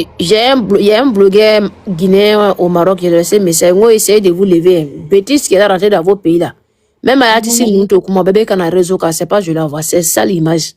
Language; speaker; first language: French; non-native, local second language; Mandingo